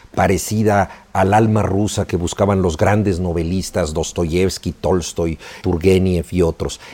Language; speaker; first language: Spanish; native; Spanish